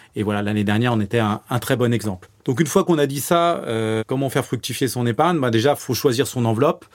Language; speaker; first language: French; native; French